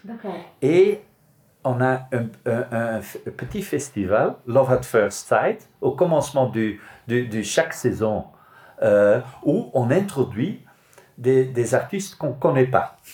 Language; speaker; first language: French; non-native, local second language; Dutch